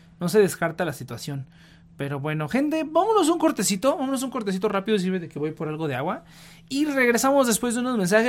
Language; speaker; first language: Spanish; native; Spanish